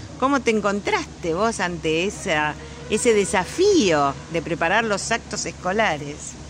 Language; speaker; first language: Spanish; native; Spanish